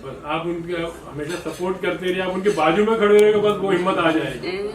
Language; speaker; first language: Hindi; native; Hindi